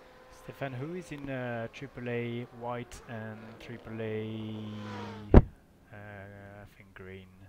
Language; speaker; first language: English; non-native, fluent; French